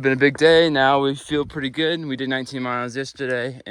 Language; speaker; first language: English; native; English